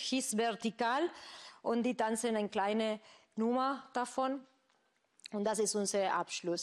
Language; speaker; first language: German; non-native, fluent; Spanish